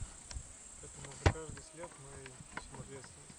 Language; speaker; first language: Russian; native; Russian